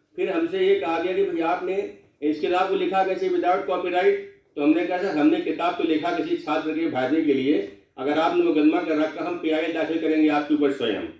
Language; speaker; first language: Hindi; non-native, local second language; Bhojpuri